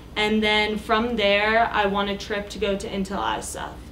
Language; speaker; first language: English; native; English